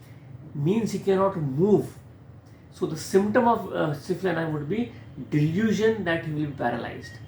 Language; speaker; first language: English; non-native, local second language; Hindi